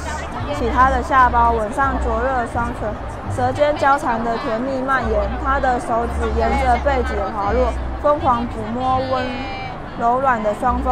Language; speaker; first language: Chinese; native; Chinese